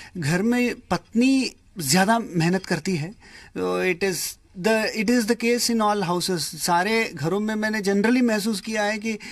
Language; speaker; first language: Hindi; non-native, local second language; Kannada